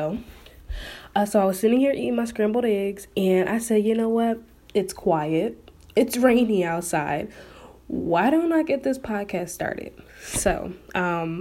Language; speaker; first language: English; native; English